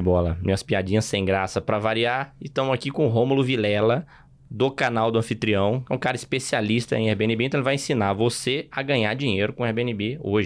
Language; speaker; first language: Portuguese; native; Portuguese